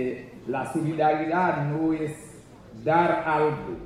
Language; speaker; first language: Spanish; non-native, learner; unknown